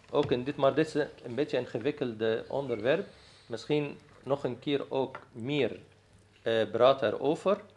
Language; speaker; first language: Dutch; non-native, fluent; Arabic